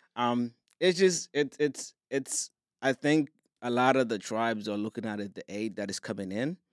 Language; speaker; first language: English; non-native, fluent; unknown